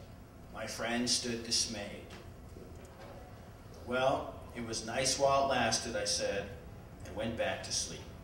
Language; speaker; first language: English; native; English